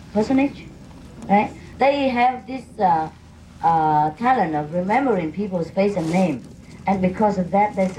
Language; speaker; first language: English; non-native, fluent; Vietnamese